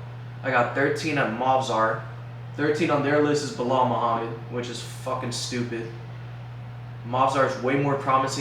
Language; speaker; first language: English; native; English